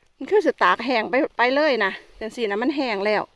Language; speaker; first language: Thai; non-native, local second language; Khmer